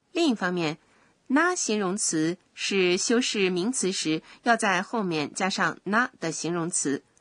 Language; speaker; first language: Chinese; native; Chinese